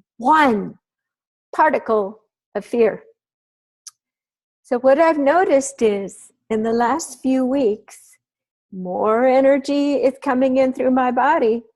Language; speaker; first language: English; native; English